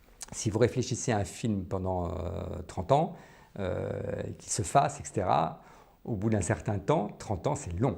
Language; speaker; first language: French; native; French